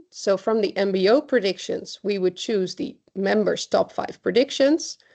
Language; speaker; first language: English; non-native, fluent; Dutch